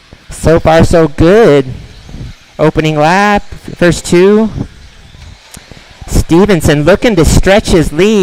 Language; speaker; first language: English; native; English